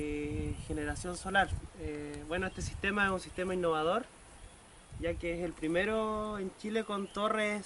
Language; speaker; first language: Spanish; native; Spanish